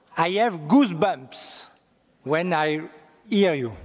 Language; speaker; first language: English; non-native, learner; French